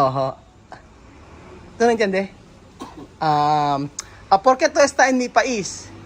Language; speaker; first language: Spanish; non-native, learner; Filipino